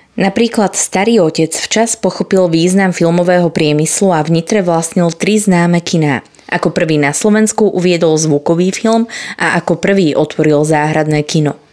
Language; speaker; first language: Slovak; native; Slovak